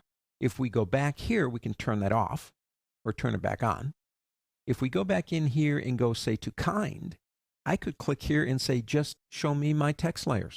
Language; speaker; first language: English; native; English